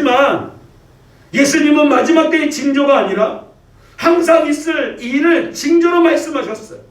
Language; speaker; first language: Korean; native; Korean